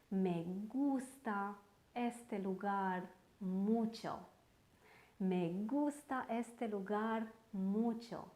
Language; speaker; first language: Spanish; non-native, fluent; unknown